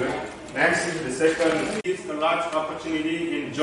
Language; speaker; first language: English; non-native, fluent; Indonesian